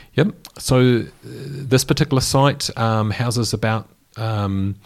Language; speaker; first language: English; native; English